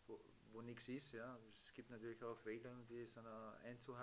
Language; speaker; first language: German; native; German